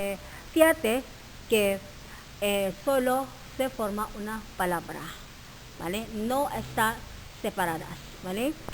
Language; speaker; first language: Spanish; non-native, fluent; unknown